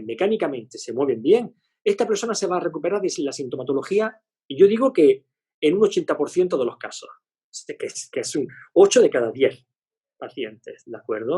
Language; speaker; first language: Spanish; native; Spanish